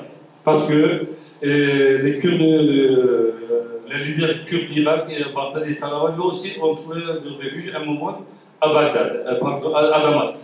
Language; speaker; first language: French; non-native, fluent; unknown